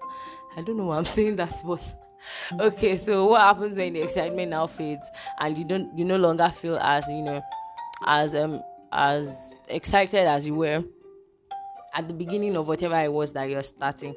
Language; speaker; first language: English; non-native, local second language; Yoruba